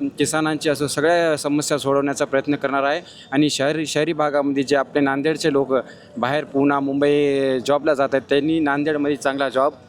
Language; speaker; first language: Marathi; non-native, local second language; Hindi